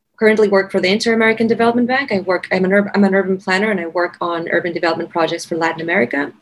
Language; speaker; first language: English; non-native, fluent; Spanish